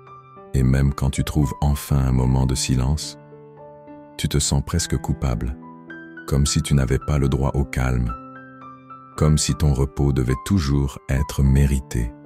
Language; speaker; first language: French; native; French